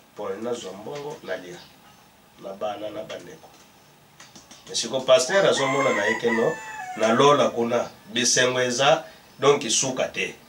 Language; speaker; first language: Lingala; non-native, local second language; Kongo